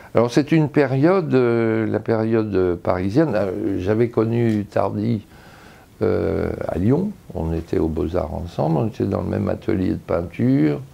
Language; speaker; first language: French; native; French